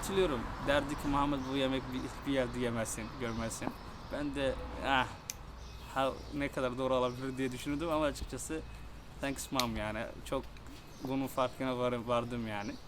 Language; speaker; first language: Turkish; non-native, fluent; Somali